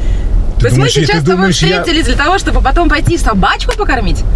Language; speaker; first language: Russian; native; Russian